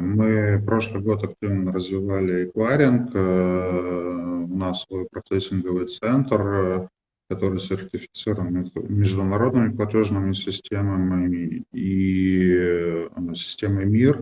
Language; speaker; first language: Russian; native; Russian